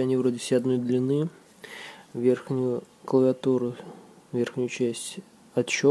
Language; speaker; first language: Russian; native; Russian